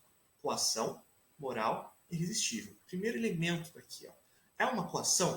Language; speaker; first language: Portuguese; native; Portuguese